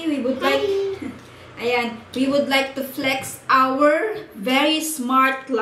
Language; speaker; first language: English; non-native, learner; Filipino